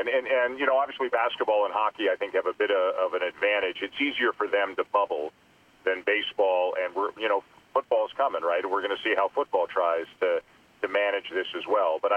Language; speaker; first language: English; native; English